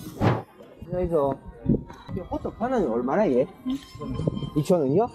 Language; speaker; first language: Korean; non-native, fluent; Spanish